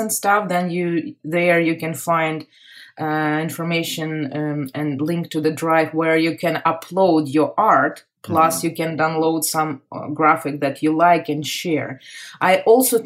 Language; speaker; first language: English; non-native, fluent; Ukrainian